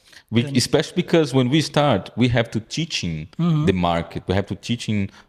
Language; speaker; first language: English; non-native, fluent; Portuguese